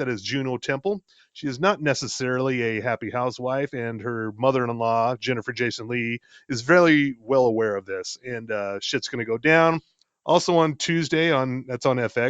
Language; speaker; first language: English; native; English